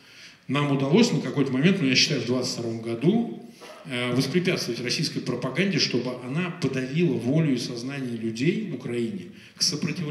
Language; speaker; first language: Russian; native; Russian